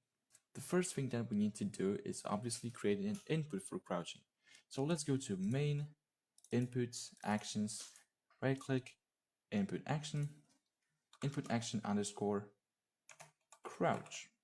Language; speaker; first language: English; non-native, fluent; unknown